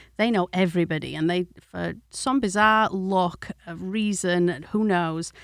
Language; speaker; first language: English; native; English